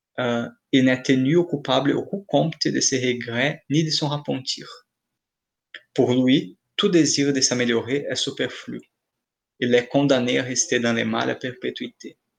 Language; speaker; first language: French; non-native, fluent; Portuguese